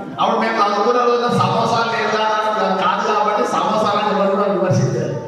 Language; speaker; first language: Telugu; native; Telugu